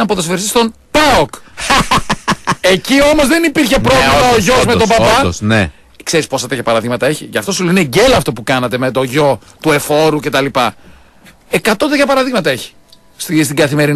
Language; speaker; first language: Greek; native; Greek